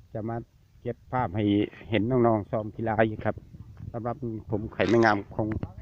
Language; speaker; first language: Thai; non-native, local second language; Northern Khmer